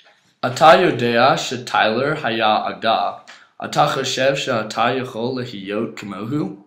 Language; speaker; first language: Hebrew; non-native, learner; English